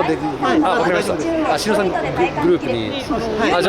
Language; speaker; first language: Japanese; non-native, fluent; English